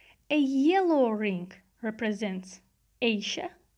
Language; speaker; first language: English; non-native, fluent; Azerbaijani